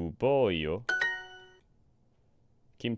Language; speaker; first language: Korean; non-native, learner; English